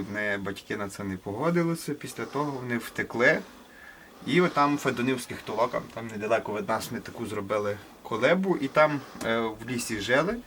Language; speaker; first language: Ukrainian; native; Ukrainian